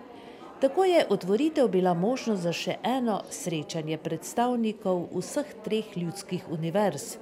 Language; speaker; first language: Slovenian; native; Slovenian